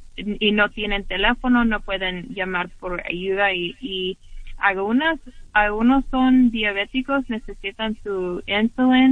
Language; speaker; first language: Spanish; early bilingual, heritage; English